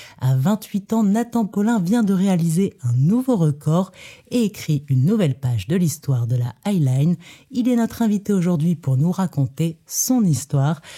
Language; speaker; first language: French; native; French